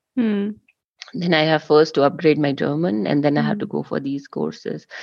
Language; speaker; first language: English; non-native, local second language; Hindi